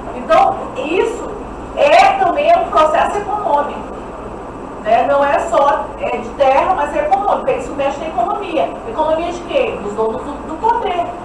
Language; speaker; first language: Portuguese; non-native, local second language; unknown